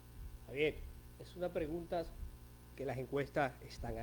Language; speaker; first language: Spanish; native; Spanish